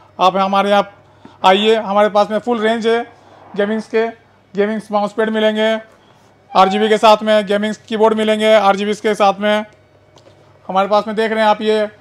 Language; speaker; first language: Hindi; native; Hindi